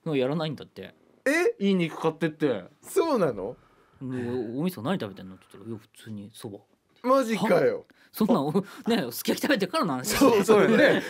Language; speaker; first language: Japanese; native; Japanese